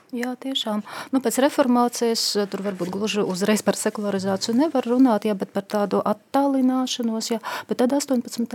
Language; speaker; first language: Latvian; non-native, local second language; Russian